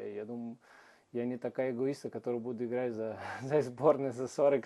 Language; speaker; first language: Russian; non-native, learner; Portuguese